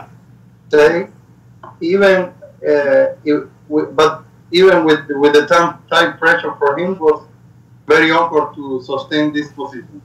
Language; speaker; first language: English; non-native, learner; Spanish